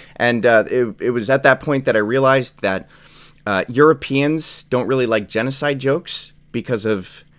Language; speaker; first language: English; native; English